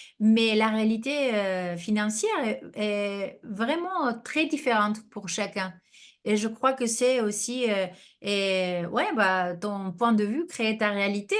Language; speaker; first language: French; non-native, fluent; Spanish